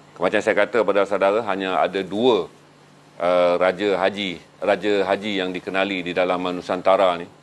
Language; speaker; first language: Malay; native; Malay